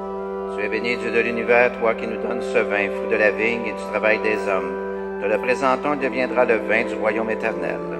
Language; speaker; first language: French; native; French